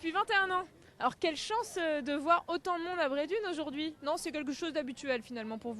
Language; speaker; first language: French; native; French